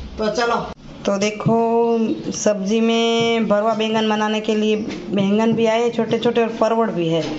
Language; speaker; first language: Hindi; non-native, local second language; Gujarati